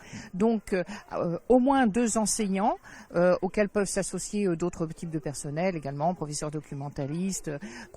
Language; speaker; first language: French; native; French